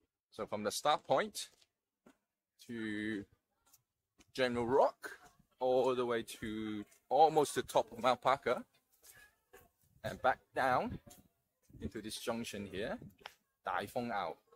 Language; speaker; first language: English; non-native, local second language; Cantonese